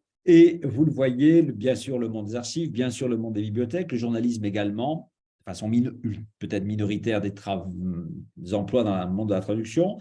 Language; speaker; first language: French; native; French